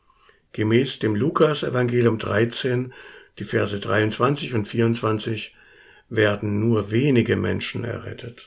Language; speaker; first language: German; native; German